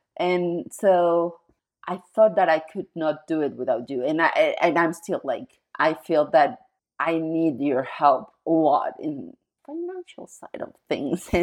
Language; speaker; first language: English; non-native, fluent; Spanish